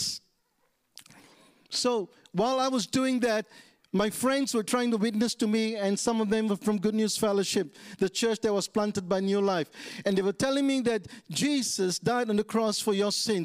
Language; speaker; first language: English; non-native, local second language; Tamil